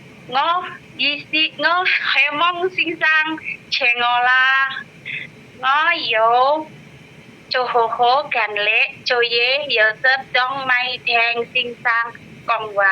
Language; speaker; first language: Cantonese; non-native, learner; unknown